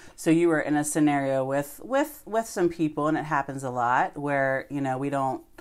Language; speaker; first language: English; native; English